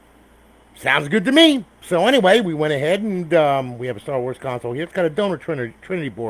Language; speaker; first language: English; native; English